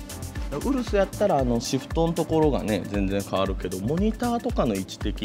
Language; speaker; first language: Japanese; native; Japanese